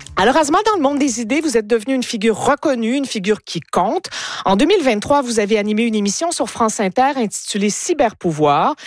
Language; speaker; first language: French; native; French